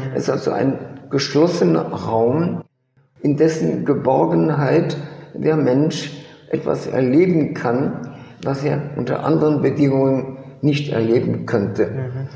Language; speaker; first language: German; early bilingual, other home language; French